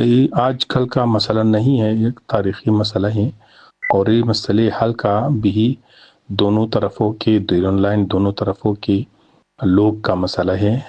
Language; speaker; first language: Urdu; non-native, learner; Pashto